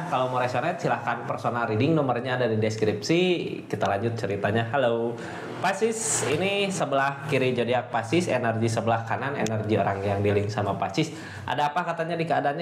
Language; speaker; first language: Indonesian; native; Indonesian